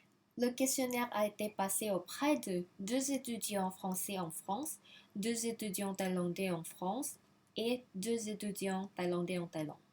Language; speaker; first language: French; non-native, learner; Thai